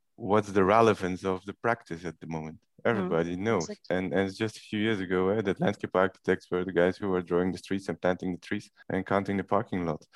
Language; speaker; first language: English; non-native, fluent; Dutch